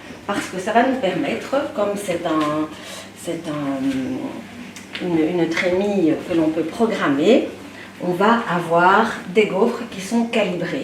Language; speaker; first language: French; native; French